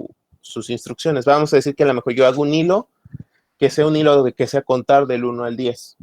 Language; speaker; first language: Spanish; native; Spanish